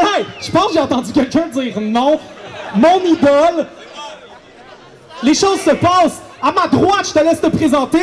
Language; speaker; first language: French; native; French